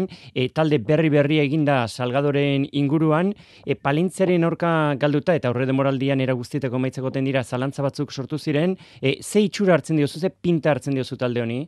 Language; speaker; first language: Basque; native; Basque